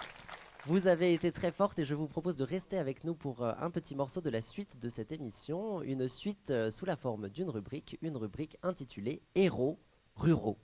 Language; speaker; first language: French; native; French